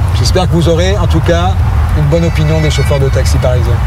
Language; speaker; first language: French; native; French